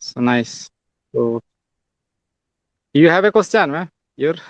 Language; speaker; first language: English; non-native, learner; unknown